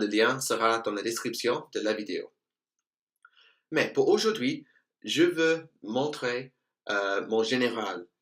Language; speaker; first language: French; non-native, learner; English